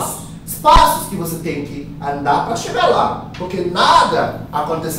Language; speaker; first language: Portuguese; non-native, fluent; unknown